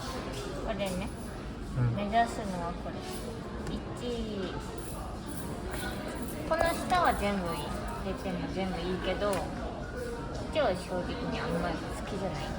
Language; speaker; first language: Japanese; non-native, fluent; Korean